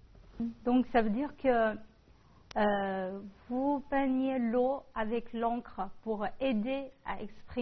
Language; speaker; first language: French; non-native, fluent; Chinese